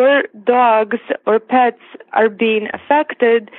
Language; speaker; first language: English; non-native, fluent; Russian